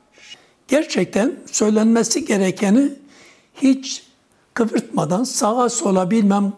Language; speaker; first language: Turkish; non-native, local second language; Kurdish